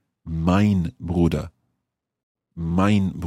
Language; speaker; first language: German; non-native, learner; English